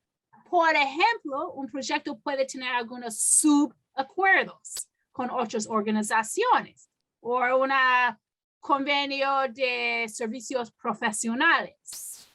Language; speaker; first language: Spanish; non-native, fluent; English